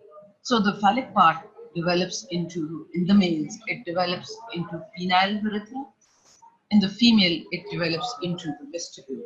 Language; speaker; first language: English; non-native, local second language; Urdu